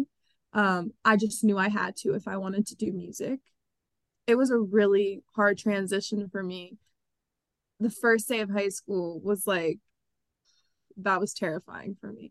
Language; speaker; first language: English; native; English